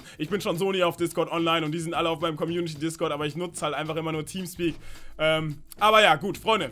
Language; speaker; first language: German; native; German